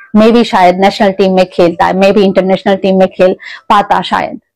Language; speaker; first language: Hindi; non-native, local second language; Kok Borok